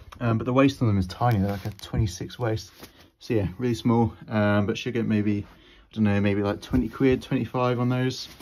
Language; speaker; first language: English; native; English